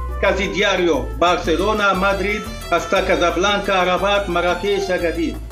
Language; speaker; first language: Spanish; non-native, local second language; Arabic